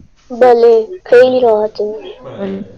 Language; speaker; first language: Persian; non-native, learner; Urdu